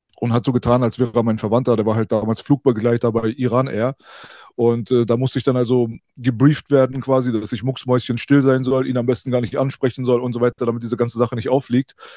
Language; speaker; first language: German; early bilingual, other home language; Persian